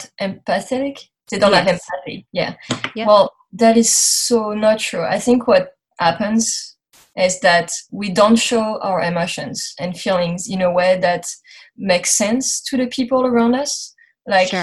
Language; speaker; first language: English; non-native, fluent; French